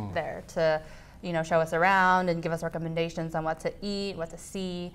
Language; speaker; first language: English; native; English